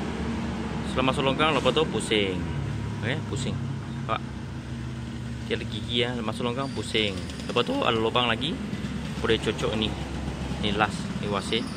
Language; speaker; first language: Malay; non-native, local second language; Chinese